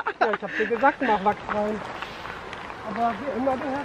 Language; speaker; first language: German; native; German